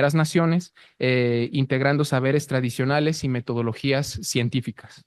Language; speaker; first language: Spanish; native; Spanish